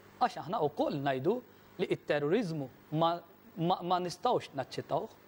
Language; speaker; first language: Maltese; non-native, fluent; Urdu